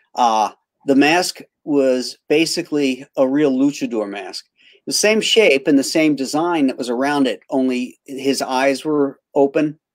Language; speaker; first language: English; native; English